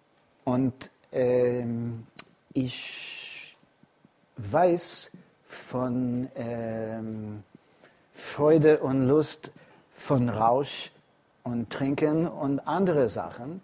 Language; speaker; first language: German; non-native, fluent; English